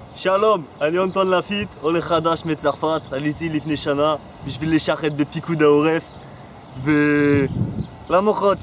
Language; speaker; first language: Hebrew; non-native, learner; French